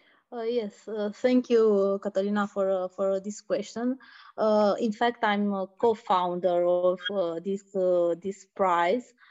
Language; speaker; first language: English; non-native, fluent; Romanian